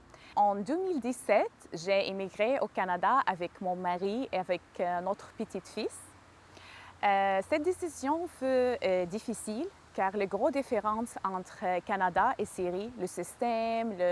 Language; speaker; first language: French; non-native, learner; Arabic